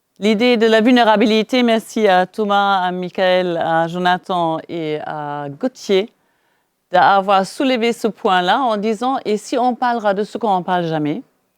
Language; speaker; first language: French; non-native, fluent; German